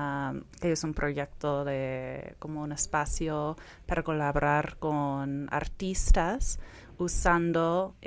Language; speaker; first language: Spanish; non-native, fluent; English